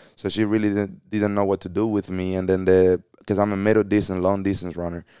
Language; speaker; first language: English; early bilingual, other home language; Spanish